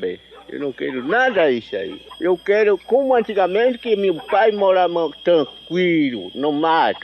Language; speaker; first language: Portuguese; non-native, local second language; Kayapó